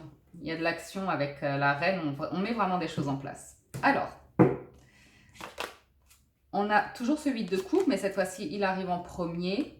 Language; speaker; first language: French; native; French